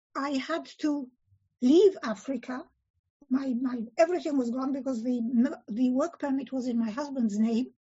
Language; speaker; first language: English; early bilingual, other home language; Polish